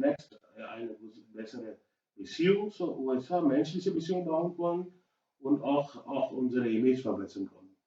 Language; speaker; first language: German; non-native, learner; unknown